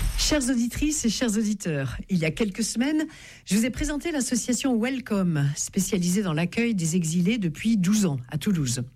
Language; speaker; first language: French; native; French